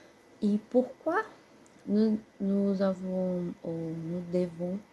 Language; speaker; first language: French; non-native, learner; Portuguese